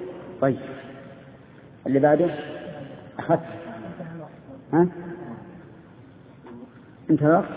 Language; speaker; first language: Arabic; native; Arabic